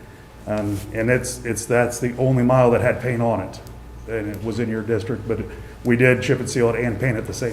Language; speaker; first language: English; native; English